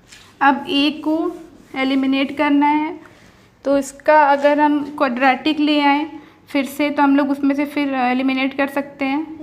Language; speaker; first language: Hindi; native; Hindi